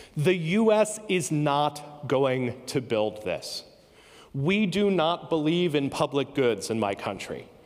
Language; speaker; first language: English; native; English